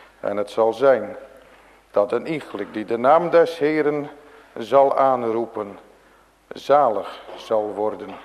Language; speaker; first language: Dutch; native; Dutch